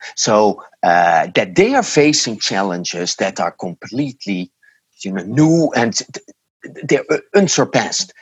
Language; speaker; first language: English; non-native, fluent; Dutch